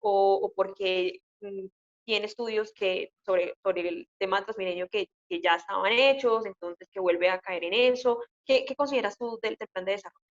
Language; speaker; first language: Spanish; native; Spanish